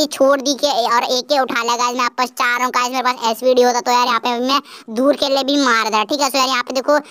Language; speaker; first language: Hindi; native; Hindi